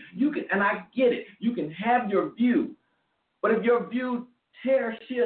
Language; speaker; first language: English; native; English